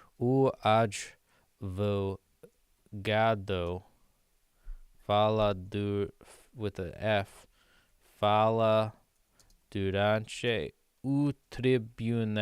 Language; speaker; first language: Portuguese; non-native, learner; English